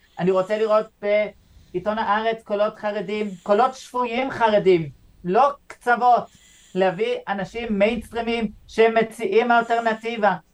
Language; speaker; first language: Hebrew; non-native, fluent; English